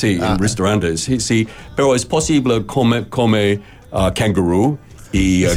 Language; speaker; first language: Spanish; non-native, learner; English